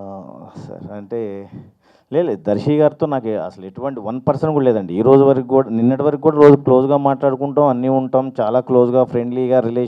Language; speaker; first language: Telugu; native; Telugu